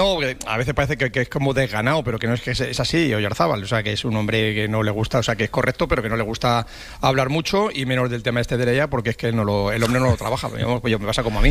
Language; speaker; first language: Spanish; native; Spanish